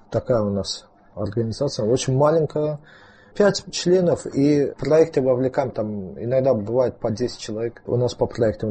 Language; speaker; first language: Russian; non-native, local second language; Azerbaijani